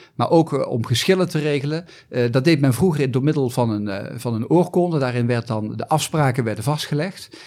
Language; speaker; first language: Dutch; native; Dutch